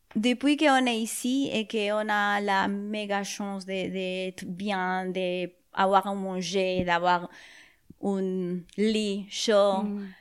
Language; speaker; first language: French; non-native, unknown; Spanish